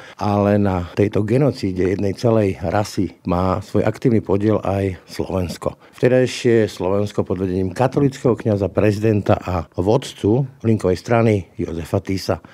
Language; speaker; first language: Slovak; native; Slovak